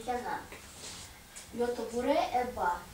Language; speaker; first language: French; non-native, learner; Russian